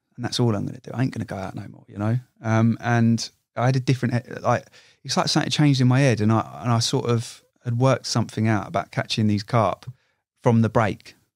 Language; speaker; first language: English; native; English